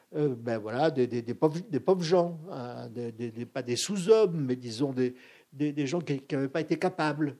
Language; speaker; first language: French; native; French